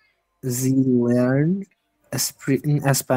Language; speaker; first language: German; non-native, learner; Bangla